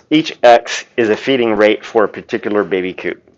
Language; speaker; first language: English; native; English